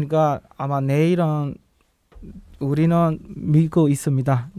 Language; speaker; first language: Korean; non-native, learner; Burmese